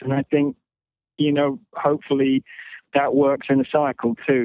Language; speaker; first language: English; native; English